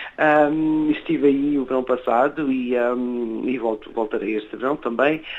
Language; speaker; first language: Portuguese; native; Portuguese